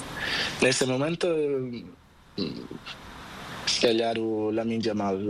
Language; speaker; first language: Portuguese; non-native, local second language; Kabuverdianu